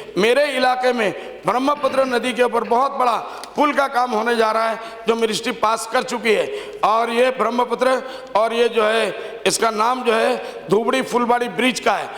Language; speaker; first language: Hindi; non-native, local second language; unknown